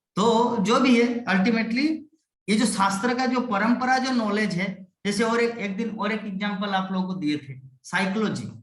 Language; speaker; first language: Hindi; non-native, local second language; Bangla